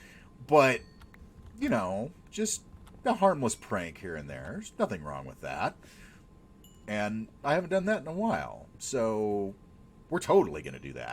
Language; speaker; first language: English; native; English